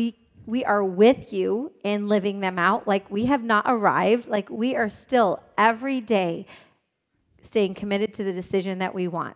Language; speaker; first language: English; native; English